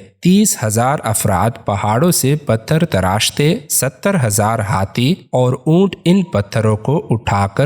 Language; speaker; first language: Urdu; native; Urdu